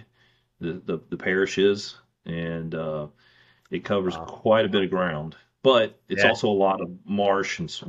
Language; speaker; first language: English; native; English